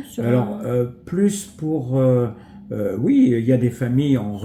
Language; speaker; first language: French; native; French